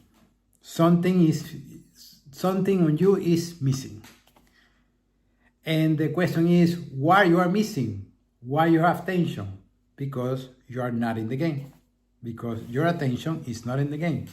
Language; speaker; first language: English; non-native, fluent; Spanish